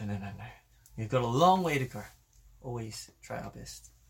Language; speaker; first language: English; early bilingual, other home language; Korean